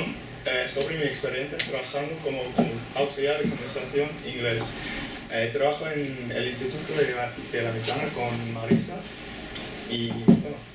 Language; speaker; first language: Spanish; non-native, fluent; English